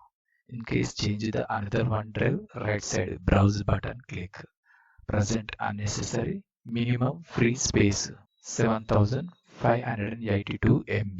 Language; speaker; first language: English; non-native, learner; Telugu